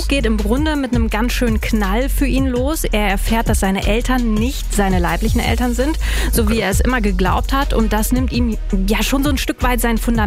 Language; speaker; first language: German; native; German